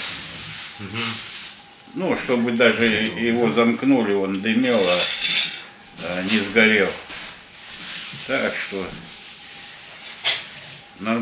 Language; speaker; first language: Russian; native; Russian